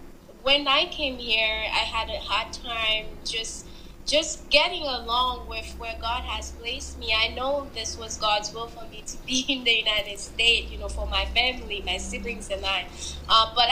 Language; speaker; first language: English; non-native, fluent; Haitian Creole